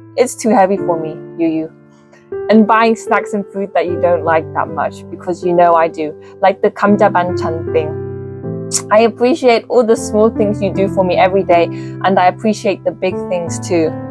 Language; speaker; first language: English; native; English